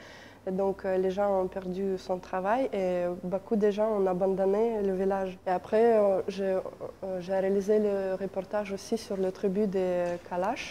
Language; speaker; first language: French; non-native, fluent; Russian